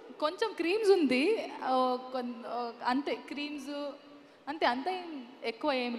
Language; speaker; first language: Telugu; non-native, learner; Kannada